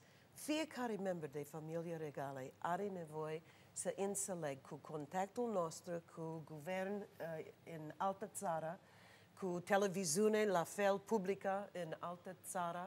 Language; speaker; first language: Romanian; non-native, learner; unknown